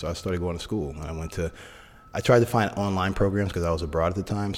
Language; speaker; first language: English; native; English